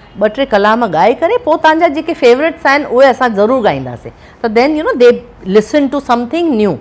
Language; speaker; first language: Sindhi; early bilingual, heritage; Sindhi